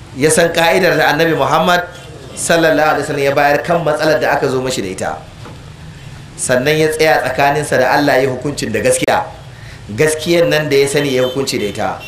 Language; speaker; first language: Hausa; native; Hausa